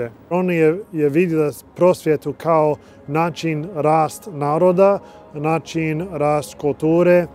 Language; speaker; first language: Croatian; non-native, learner; English